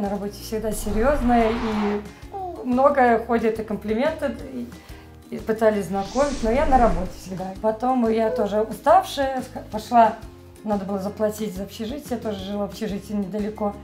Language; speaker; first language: Russian; native; Russian